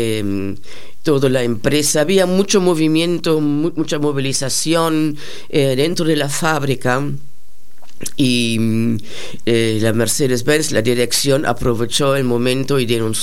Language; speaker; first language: Spanish; non-native, fluent; German